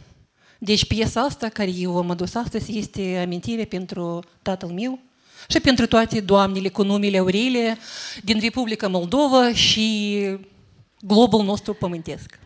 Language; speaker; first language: Romanian; native; Romanian